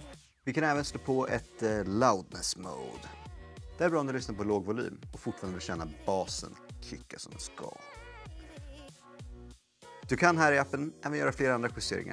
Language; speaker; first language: Swedish; native; Swedish